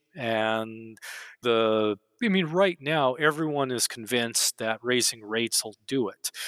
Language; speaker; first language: English; native; English